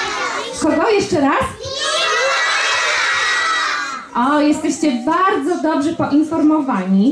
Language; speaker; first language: Polish; native; Polish